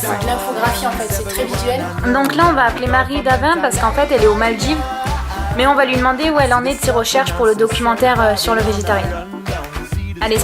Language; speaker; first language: French; native; French